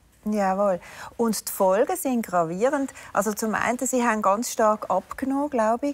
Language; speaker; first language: German; native; German